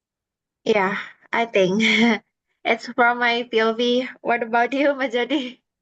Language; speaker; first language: English; non-native, learner; Indonesian